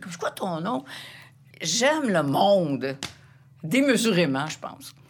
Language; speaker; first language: French; native; French